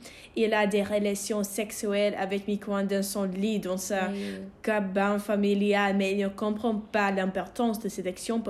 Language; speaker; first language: French; non-native, learner; English